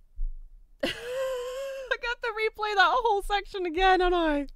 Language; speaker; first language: English; native; English